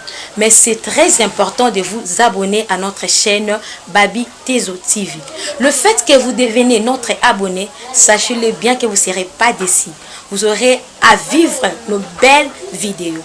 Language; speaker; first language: French; non-native, local second language; Lingala